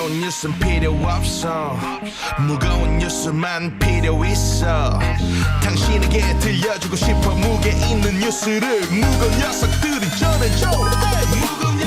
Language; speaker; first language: Korean; native; Korean